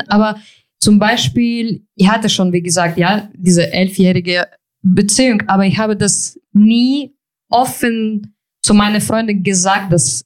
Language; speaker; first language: German; non-native, fluent; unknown